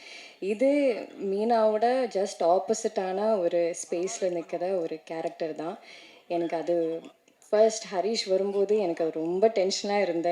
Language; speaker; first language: Tamil; non-native, learner; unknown